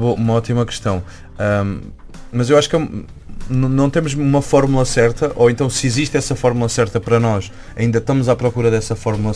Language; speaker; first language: Portuguese; native; Portuguese